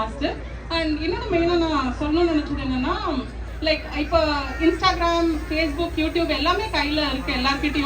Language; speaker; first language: Tamil; native; Tamil